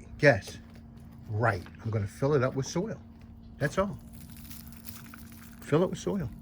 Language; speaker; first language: English; native; English